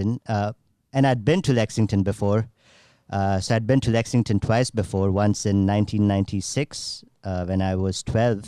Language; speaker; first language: English; non-native, local second language; Gujarati